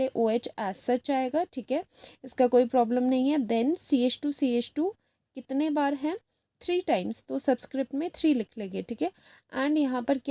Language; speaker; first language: Hindi; native; Hindi